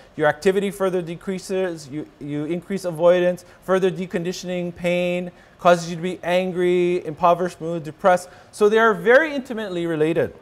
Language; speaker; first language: English; native; English